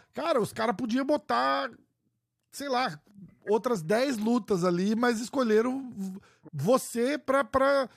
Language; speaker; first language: Portuguese; native; Portuguese